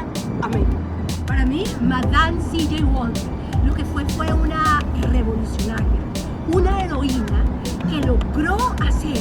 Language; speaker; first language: Spanish; native; Spanish